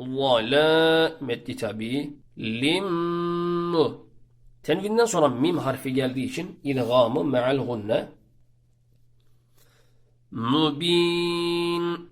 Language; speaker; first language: Turkish; native; Turkish